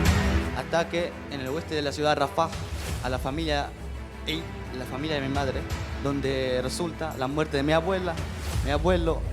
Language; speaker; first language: Spanish; non-native, fluent; Arabic